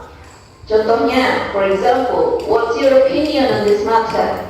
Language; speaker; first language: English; non-native, fluent; Indonesian